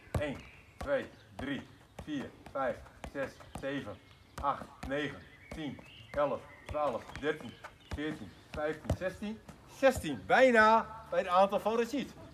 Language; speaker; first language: Dutch; native; Dutch